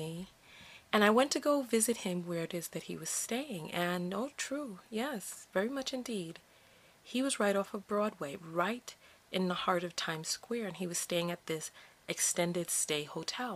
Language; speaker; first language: English; native; English